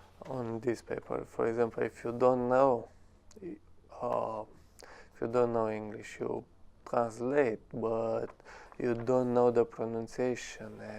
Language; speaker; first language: English; non-native, learner; Romanian